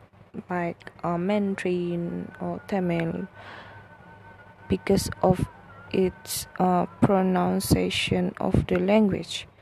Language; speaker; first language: English; non-native, local second language; Malay